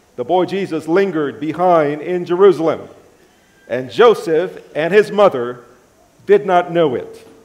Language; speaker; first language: English; native; English